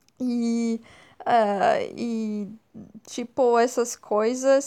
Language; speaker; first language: Portuguese; non-native, fluent; French